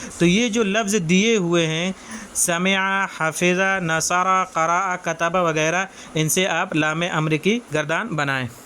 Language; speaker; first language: Urdu; native; Urdu